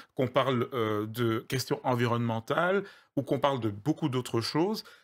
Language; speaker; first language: French; native; French